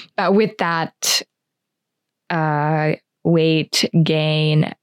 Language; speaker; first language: English; non-native, fluent; Finnish